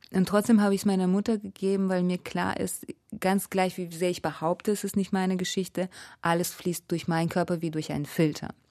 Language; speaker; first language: German; early bilingual, other home language; Russian